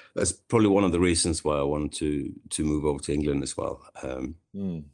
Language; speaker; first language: English; non-native, fluent; Swedish